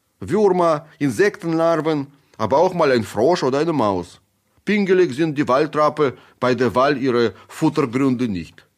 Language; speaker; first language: German; non-native, fluent; Russian